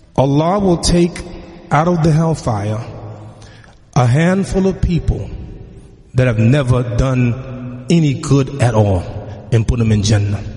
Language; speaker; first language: English; native; English